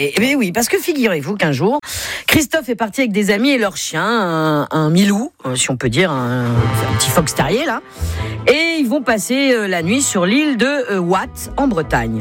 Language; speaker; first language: French; native; French